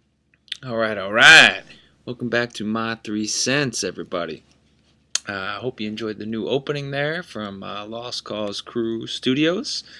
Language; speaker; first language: English; native; English